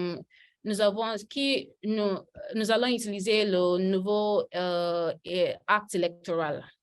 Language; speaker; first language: French; non-native, learner; Yoruba